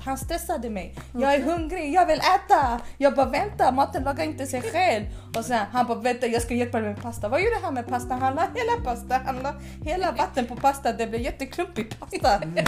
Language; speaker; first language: Swedish; early bilingual, other home language; Spanish